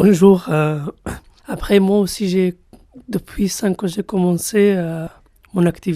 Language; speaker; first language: French; non-native, learner; Kurdish